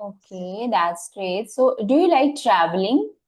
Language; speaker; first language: English; non-native, fluent; Hindi